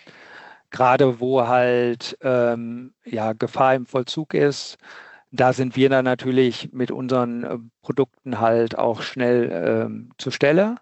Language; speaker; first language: German; native; German